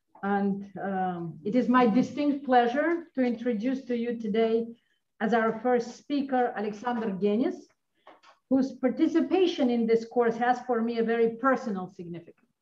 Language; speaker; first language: English; early bilingual, other home language; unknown